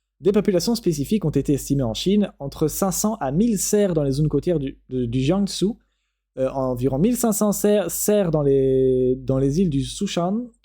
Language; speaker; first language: French; native; French